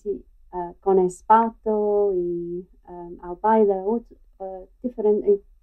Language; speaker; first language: Spanish; non-native, learner; English